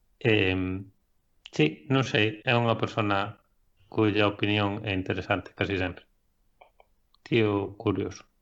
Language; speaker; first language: Galician; non-native, local second language; Spanish